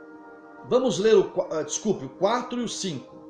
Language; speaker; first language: Portuguese; native; Portuguese